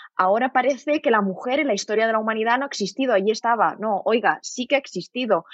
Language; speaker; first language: Spanish; native; Spanish